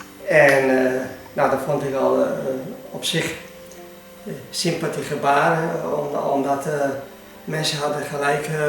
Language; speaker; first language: Dutch; non-native, fluent; Hungarian